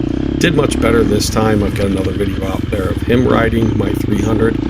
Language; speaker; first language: English; native; English